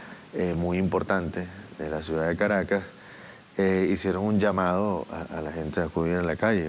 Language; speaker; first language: Spanish; native; Spanish